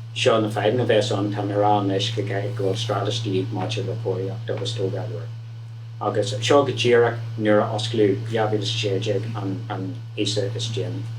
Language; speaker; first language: Irish; non-native, local second language; English